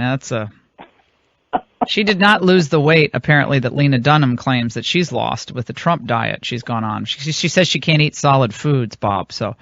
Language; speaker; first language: English; native; English